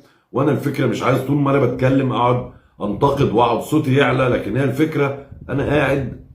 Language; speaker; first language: Arabic; native; Arabic